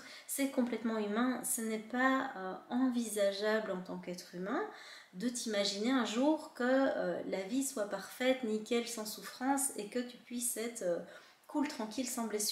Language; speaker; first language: French; native; French